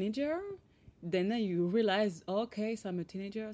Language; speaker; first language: English; non-native, fluent; French